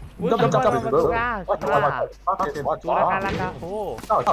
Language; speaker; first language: English; non-native, learner; Thai